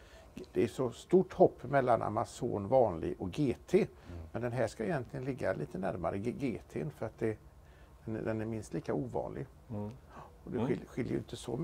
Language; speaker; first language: Swedish; native; Swedish